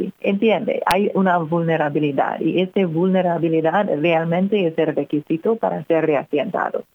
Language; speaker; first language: Spanish; non-native, fluent; English